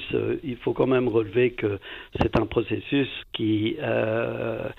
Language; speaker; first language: French; native; French